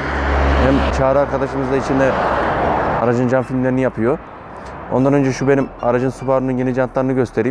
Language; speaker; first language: Turkish; native; Turkish